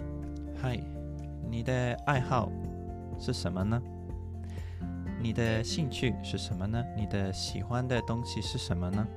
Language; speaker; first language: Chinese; early bilingual, heritage; Japanese